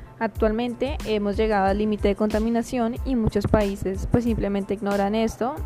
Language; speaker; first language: Spanish; native; Spanish